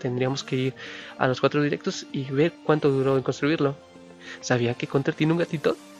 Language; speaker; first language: Spanish; native; Spanish